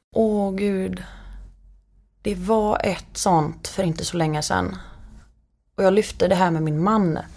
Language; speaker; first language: Swedish; native; Swedish